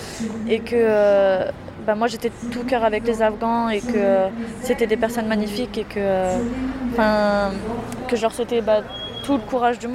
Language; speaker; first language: French; native; French